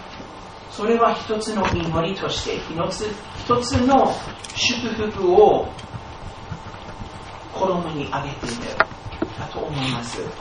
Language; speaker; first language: Japanese; non-native, fluent; English